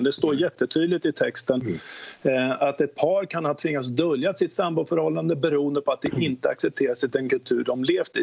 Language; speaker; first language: Swedish; native; Swedish